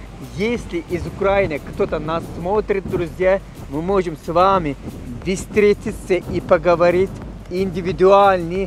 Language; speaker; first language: Russian; non-native, fluent; Turkish